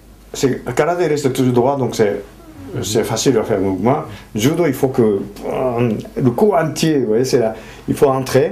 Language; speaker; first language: French; non-native, fluent; Japanese